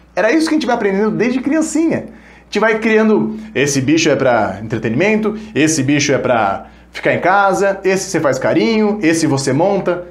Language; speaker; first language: Portuguese; early bilingual, other home language; Spanish